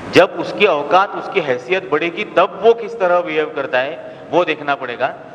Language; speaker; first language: Hindi; non-native, local second language; Marathi